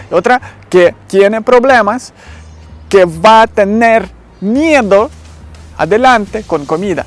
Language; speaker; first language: Spanish; non-native, learner; Ukrainian